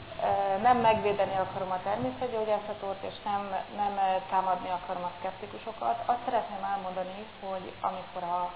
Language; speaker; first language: Hungarian; native; Hungarian